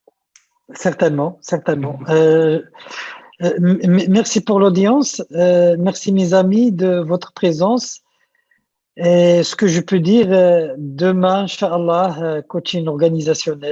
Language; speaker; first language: French; non-native, local second language; Arabic